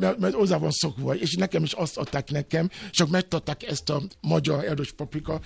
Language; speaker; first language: Hungarian; non-native, learner; Yoruba